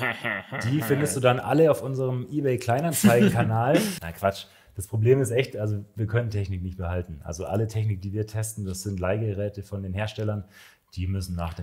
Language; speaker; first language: German; native; German